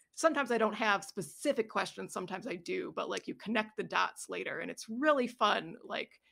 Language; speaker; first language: English; native; English